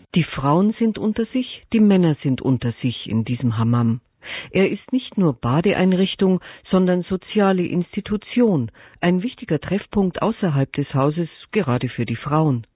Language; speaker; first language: German; native; German